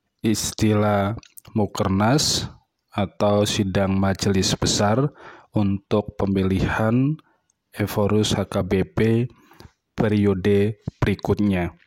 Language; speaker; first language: Indonesian; native; Indonesian